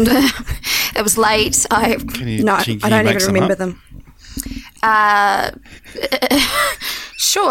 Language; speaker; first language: English; native; English